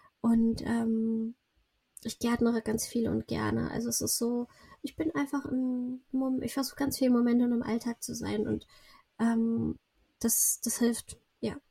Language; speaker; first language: German; early bilingual, other home language; Russian